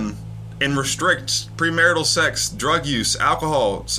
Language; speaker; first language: English; native; English